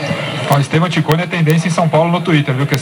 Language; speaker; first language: Portuguese; native; Portuguese